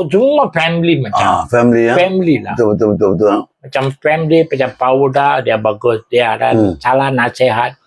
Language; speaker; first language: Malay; non-native, local second language; Tamil